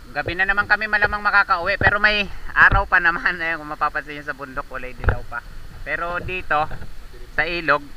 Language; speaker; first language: Filipino; non-native, local second language; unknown